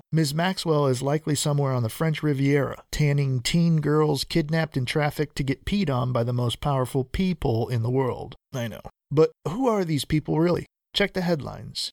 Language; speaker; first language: English; early bilingual, other home language; Spanish